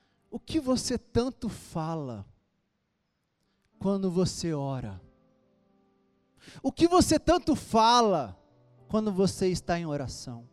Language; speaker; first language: Portuguese; native; Portuguese